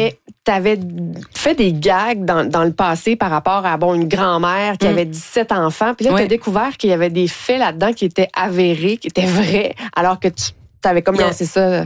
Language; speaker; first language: French; native; French